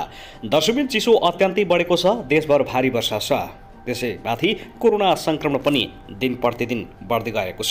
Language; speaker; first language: Nepali; native; Nepali